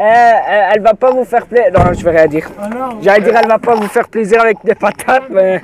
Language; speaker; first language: French; native; French